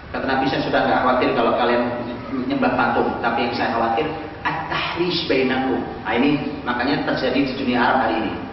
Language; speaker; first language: Indonesian; native; Indonesian